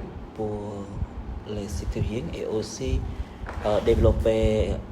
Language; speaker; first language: French; non-native, learner; Khmer